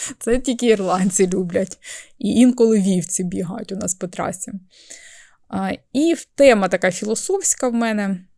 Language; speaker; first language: Ukrainian; native; Ukrainian